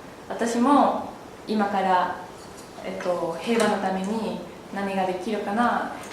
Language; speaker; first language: Japanese; non-native, learner; Thai